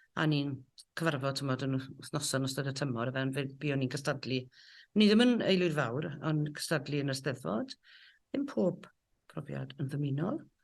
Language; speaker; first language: Welsh; native; Welsh